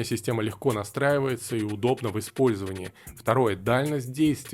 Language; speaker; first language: Russian; native; Russian